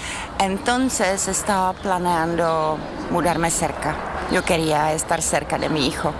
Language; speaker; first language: Spanish; non-native, fluent; Czech